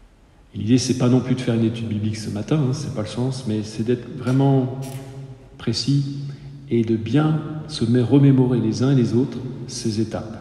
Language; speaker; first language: French; native; French